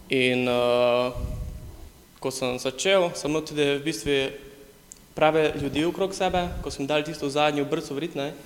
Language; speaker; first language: Slovenian; native; Slovenian